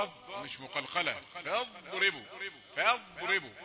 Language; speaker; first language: Arabic; native; Arabic